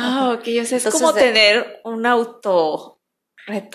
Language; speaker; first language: Spanish; native; Spanish